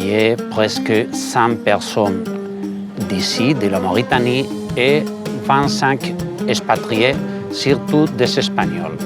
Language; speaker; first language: French; non-native, fluent; Spanish